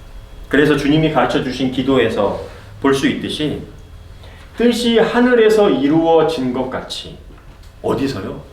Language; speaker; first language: Korean; native; Korean